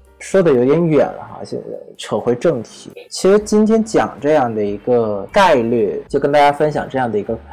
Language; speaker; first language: Chinese; non-native, fluent; Vietnamese